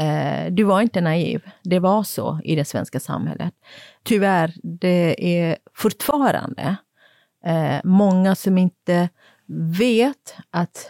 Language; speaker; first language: Swedish; non-native, fluent; Kurdish